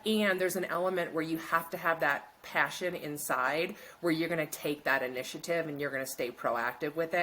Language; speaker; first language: English; native; English